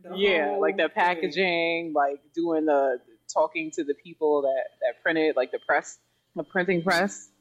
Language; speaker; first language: English; native; English